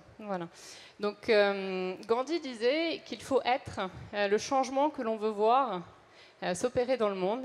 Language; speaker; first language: French; native; French